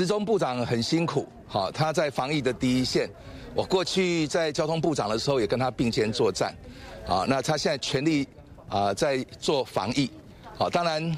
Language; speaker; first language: Chinese; native; Chinese